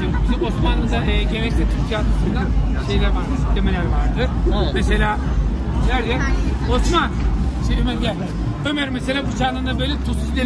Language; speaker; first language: Turkish; native; Turkish